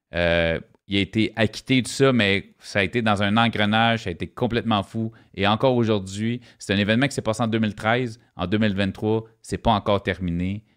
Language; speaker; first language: French; native; French